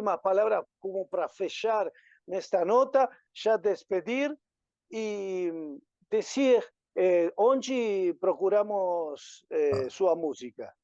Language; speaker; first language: Portuguese; non-native, learner; Spanish